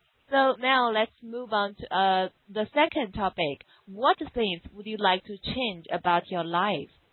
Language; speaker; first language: English; non-native, fluent; Chinese